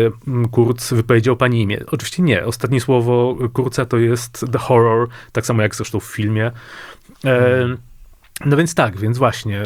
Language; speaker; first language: Polish; native; Polish